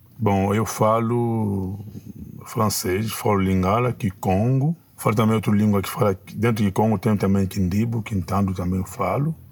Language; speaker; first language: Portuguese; non-native, fluent; Kongo